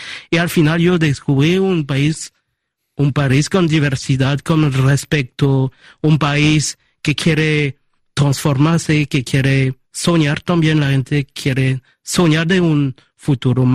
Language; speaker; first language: Spanish; early bilingual, heritage; Spanish